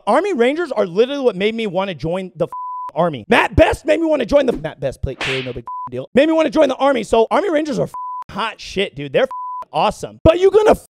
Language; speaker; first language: English; native; English